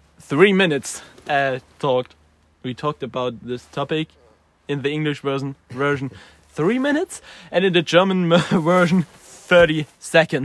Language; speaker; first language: English; non-native, learner; German